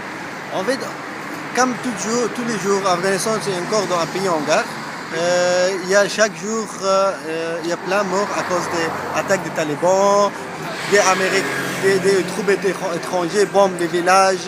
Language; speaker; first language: French; non-native, learner; Persian